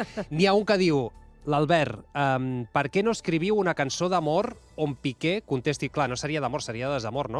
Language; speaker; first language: Catalan; native; Catalan